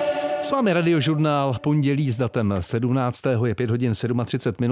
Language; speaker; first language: Czech; native; Czech